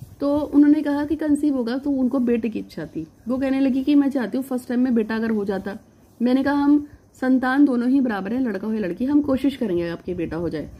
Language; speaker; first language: Hindi; native; Hindi